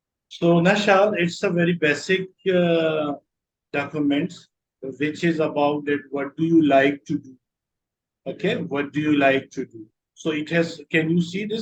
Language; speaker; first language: English; non-native, local second language; Urdu